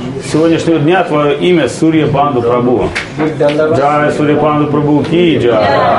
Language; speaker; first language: Russian; native; Russian